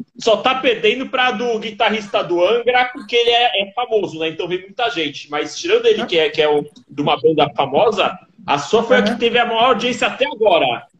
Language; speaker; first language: Portuguese; native; Portuguese